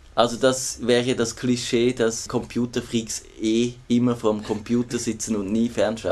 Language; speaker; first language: German; native; German